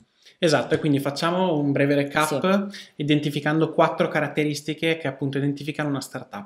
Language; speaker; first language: Italian; native; Italian